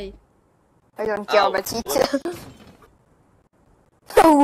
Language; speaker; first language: English; non-native, learner; French